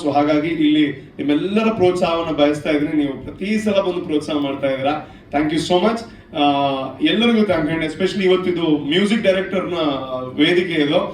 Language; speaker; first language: Kannada; non-native, local second language; Tulu